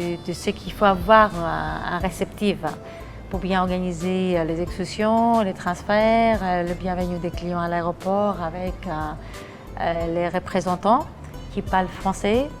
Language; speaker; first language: French; non-native, fluent; Greek